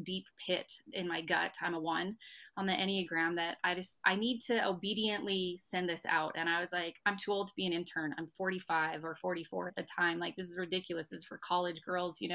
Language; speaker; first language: English; native; English